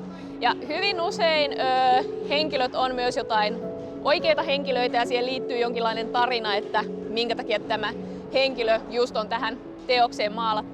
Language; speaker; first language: Finnish; native; Finnish